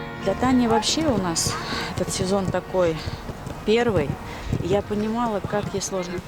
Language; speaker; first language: Russian; native; Russian